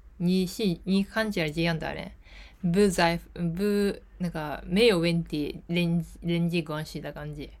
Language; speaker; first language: Chinese; non-native, learner; Japanese